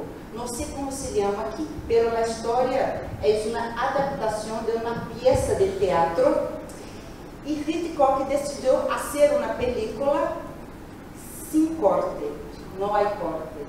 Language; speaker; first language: Spanish; non-native, learner; Portuguese